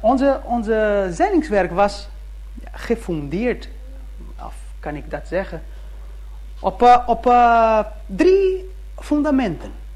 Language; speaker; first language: Dutch; early bilingual, heritage; Dutch